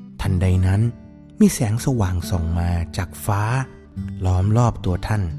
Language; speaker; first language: Thai; native; Thai